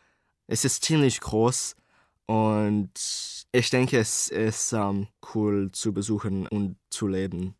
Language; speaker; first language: German; non-native, learner; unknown